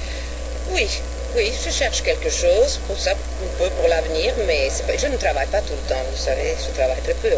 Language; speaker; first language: French; non-native, fluent; Swedish